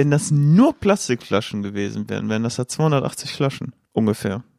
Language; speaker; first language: German; native; German